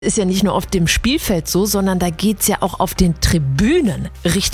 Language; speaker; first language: German; native; German